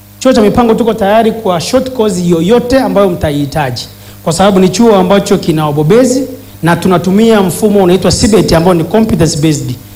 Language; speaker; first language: Swahili; native; Swahili